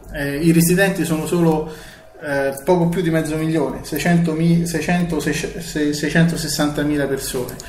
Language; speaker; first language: Italian; native; Italian